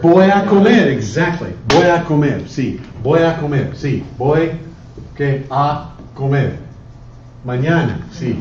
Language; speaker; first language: Spanish; non-native, fluent; English